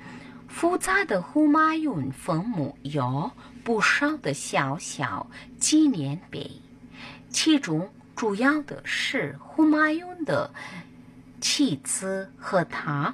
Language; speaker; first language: Chinese; non-native, fluent; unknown